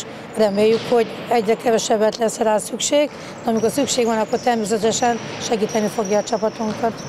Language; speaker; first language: Hungarian; native; Hungarian